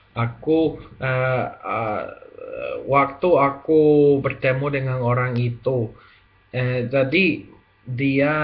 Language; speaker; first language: Indonesian; non-native, learner; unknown